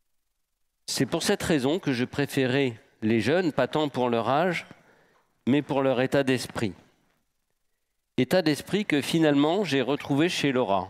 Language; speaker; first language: French; native; French